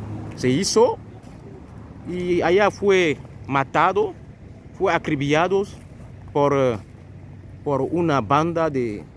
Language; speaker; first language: Spanish; non-native, fluent; French